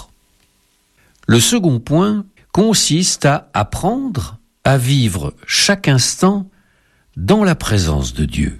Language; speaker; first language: French; native; French